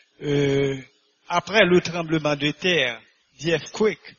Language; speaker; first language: French; non-native, local second language; Haitian Creole